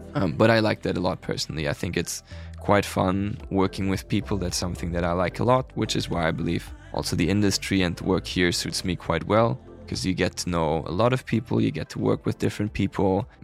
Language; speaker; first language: English; non-native, fluent; German